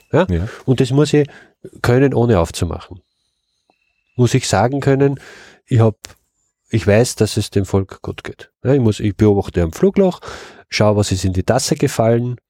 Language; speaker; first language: German; native; German